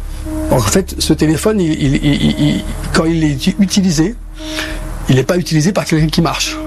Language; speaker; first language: French; native; French